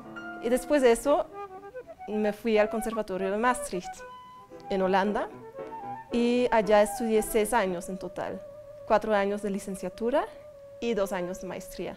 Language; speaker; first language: Spanish; non-native, fluent; Dutch